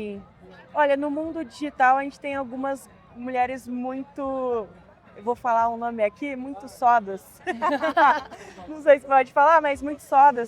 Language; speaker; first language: Portuguese; native; Portuguese